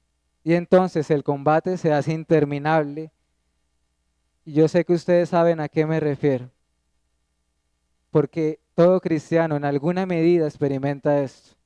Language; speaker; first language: Spanish; native; Spanish